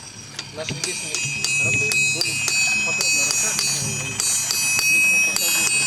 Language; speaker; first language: Russian; non-native, local second language; Kyrgyz